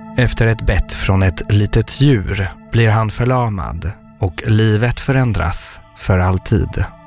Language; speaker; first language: Swedish; non-native, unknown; French